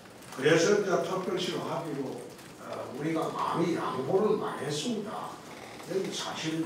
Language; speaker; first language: Korean; native; Korean